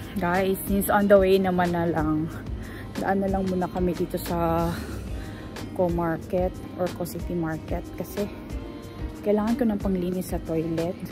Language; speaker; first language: Filipino; non-native, local second language; Cebuano